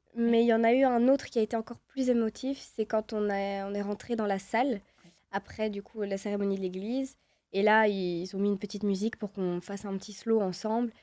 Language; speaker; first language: French; native; French